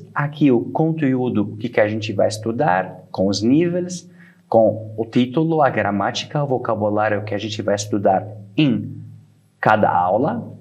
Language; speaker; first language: Portuguese; non-native, fluent; Arabic